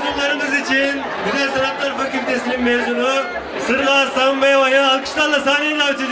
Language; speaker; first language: Turkish; native; Turkish